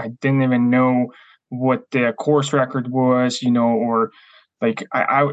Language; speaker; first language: English; non-native, fluent; Ukrainian